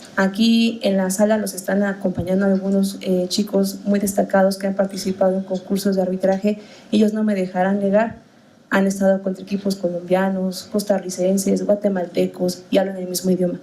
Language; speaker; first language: Spanish; native; Spanish